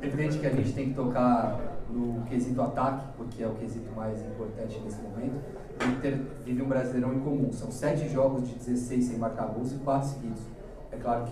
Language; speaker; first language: Portuguese; native; Portuguese